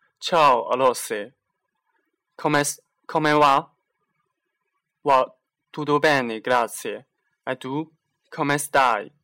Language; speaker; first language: Italian; non-native, learner; Chinese